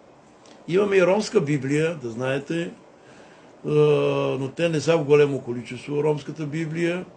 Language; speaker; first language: Bulgarian; non-native, local second language; Romany